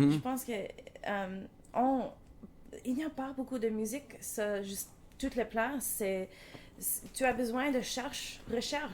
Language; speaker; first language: French; non-native, learner; English